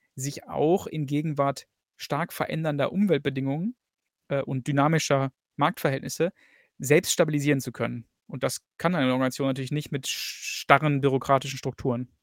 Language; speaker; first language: German; native; German